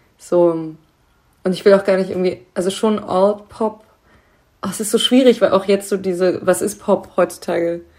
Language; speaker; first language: German; native; German